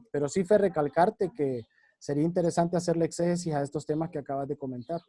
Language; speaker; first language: Spanish; native; Spanish